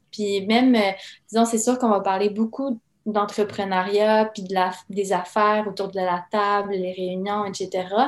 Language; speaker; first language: French; early bilingual, other home language; Serbian